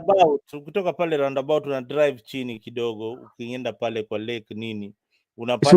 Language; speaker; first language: Swahili; non-native, local second language; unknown